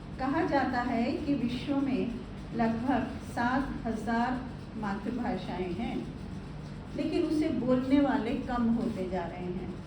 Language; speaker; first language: Hindi; non-native, local second language; Gujarati